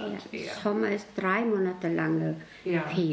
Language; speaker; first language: German; non-native, learner; Mongolian